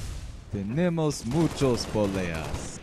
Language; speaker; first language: Spanish; non-native, learner; English